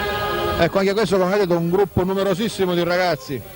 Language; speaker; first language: Italian; native; Italian